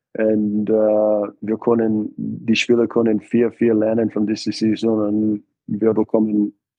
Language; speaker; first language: German; non-native, fluent; English